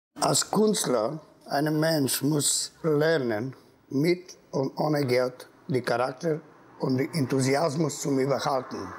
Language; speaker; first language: German; non-native, learner; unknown